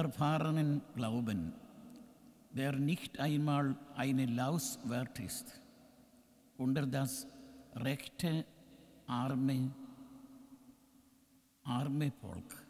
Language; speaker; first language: German; non-native, learner; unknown